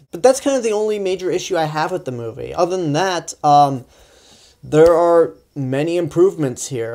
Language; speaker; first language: English; native; English